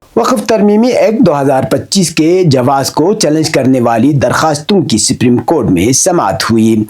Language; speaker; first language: Urdu; non-native, local second language; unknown